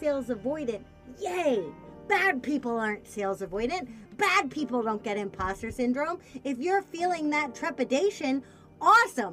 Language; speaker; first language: English; native; English